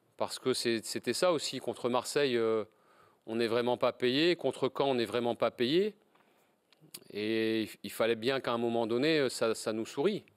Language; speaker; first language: French; native; French